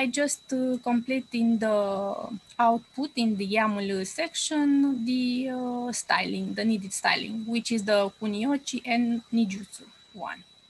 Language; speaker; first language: English; non-native, fluent; Romanian